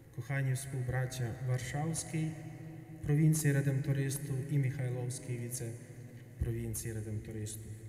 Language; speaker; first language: Polish; non-native, fluent; Ukrainian